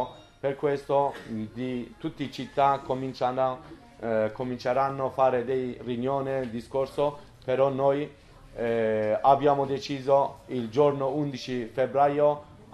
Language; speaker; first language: Italian; non-native, learner; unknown